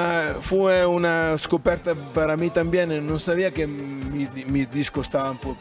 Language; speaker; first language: Spanish; non-native, learner; Italian